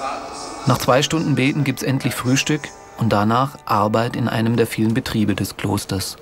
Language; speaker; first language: German; native; German